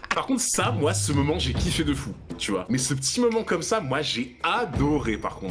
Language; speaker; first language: French; native; French